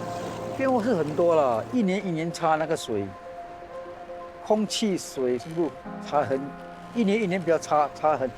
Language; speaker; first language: Chinese; non-native, local second language; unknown